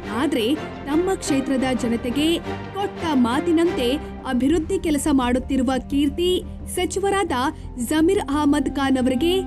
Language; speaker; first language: Kannada; native; Kannada